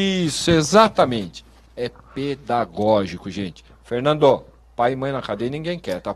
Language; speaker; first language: Portuguese; native; Portuguese